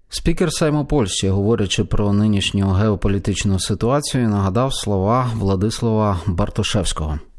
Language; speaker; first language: Ukrainian; native; Ukrainian